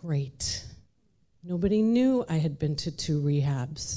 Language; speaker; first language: English; native; English